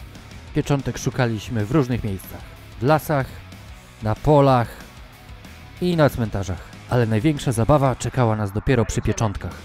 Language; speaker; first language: Polish; native; Polish